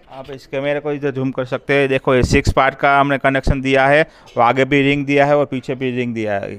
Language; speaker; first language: Hindi; non-native, local second language; Gujarati